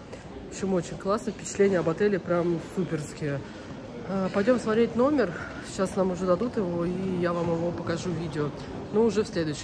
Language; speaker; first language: Russian; native; Russian